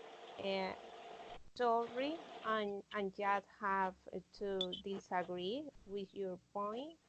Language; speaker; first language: English; non-native, learner; Spanish